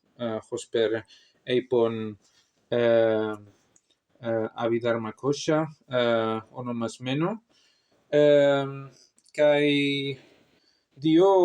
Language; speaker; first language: Greek; non-native, learner; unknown